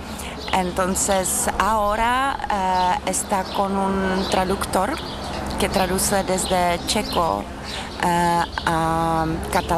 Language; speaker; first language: Spanish; non-native, fluent; Czech